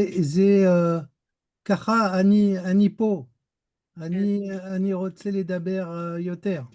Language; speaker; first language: Hebrew; non-native, learner; French